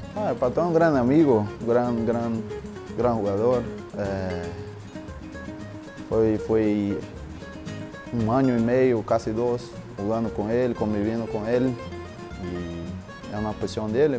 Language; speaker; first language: Spanish; non-native, learner; Portuguese